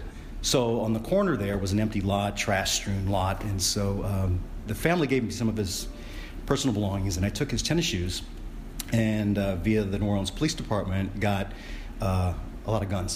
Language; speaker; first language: English; native; English